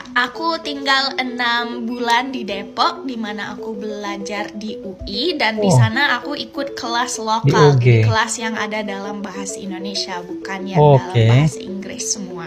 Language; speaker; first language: Indonesian; non-native, fluent; English